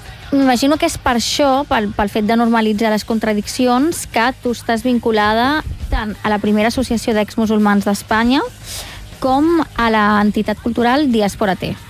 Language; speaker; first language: Catalan; native; Catalan